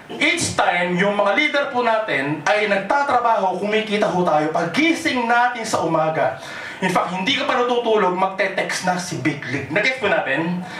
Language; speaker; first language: Filipino; non-native, local second language; Cebuano